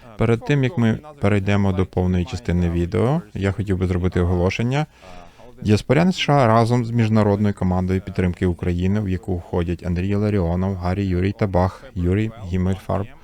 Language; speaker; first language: Ukrainian; native; Ukrainian